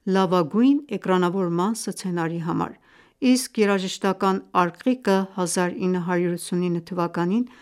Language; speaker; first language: Armenian; early bilingual, heritage; Armenian